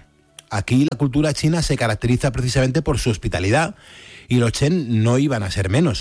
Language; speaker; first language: Spanish; native; Spanish